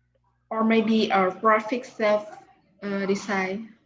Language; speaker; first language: English; non-native, learner; Vietnamese